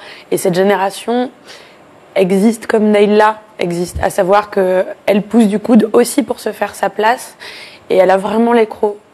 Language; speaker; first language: French; native; French